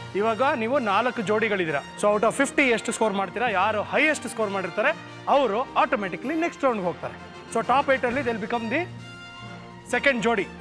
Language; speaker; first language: Kannada; native; Kannada